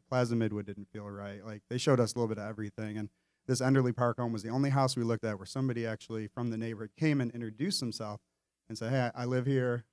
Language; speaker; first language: English; native; English